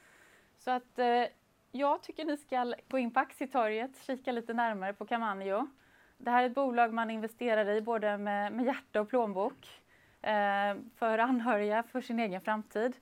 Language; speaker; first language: Swedish; native; Swedish